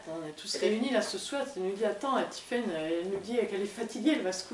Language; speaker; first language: French; native; French